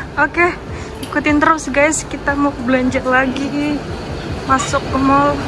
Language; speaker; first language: Indonesian; non-native, local second language; Javanese